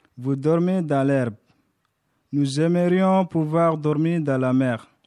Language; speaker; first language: French; non-native, local second language; Bambara